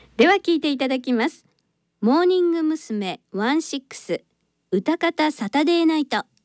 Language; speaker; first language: Japanese; native; Japanese